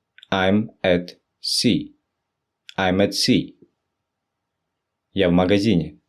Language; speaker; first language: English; non-native, fluent; Russian